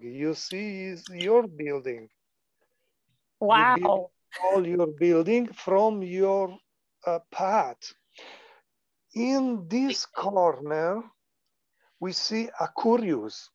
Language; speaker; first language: English; non-native, learner; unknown